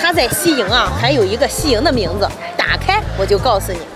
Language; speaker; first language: Chinese; native; Chinese